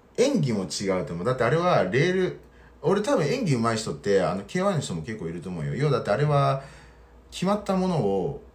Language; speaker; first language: Japanese; non-native, fluent; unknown